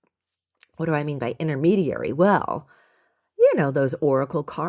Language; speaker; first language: English; native; English